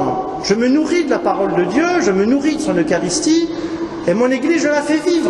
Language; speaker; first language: French; native; French